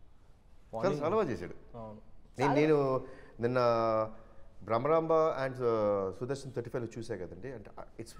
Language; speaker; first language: Telugu; native; Telugu